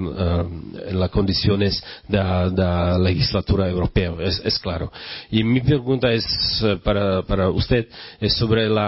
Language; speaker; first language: Spanish; non-native, learner; Czech